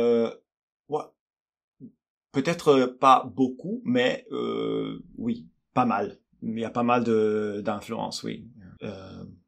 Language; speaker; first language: French; non-native, fluent; Italian